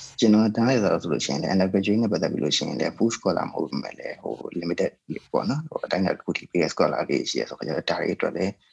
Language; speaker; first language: Burmese; native; Burmese